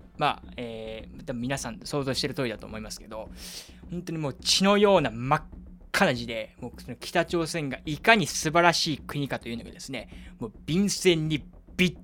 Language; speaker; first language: Japanese; native; Japanese